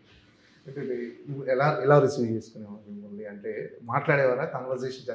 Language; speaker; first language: Telugu; native; Telugu